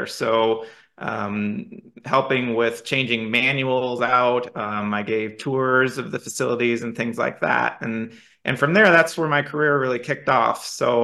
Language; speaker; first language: English; native; English